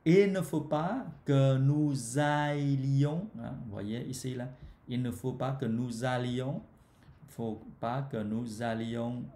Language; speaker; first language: French; non-native, fluent; Vietnamese